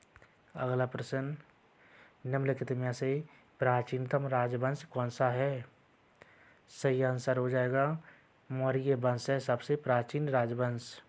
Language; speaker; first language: Hindi; native; Hindi